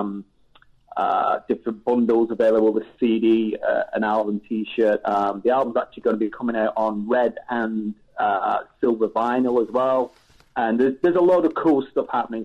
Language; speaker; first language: English; native; English